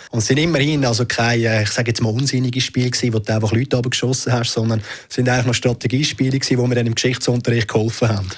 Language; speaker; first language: German; native; German